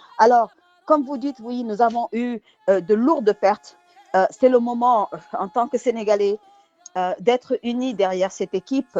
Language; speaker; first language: French; non-native, local second language; Wolof